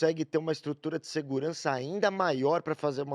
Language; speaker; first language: Portuguese; native; Portuguese